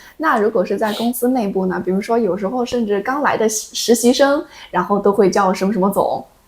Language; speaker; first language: Chinese; native; Chinese